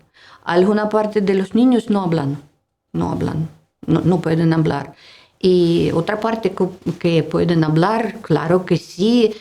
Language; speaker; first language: Spanish; non-native, learner; Russian